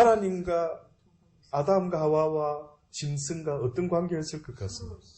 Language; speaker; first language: Korean; native; Korean